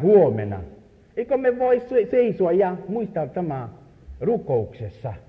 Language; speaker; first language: Finnish; non-native, learner; Swahili